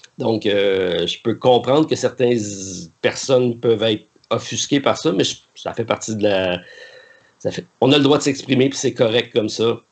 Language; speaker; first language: French; native; French